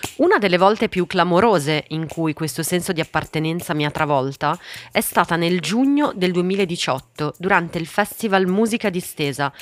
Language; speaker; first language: Italian; early bilingual, other home language; Portuguese